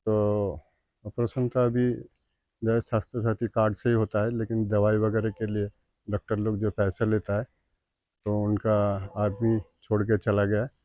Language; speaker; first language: Hindi; non-native, local second language; Bangla